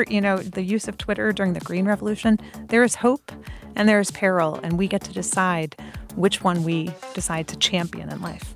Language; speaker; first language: English; early bilingual, other home language; Persian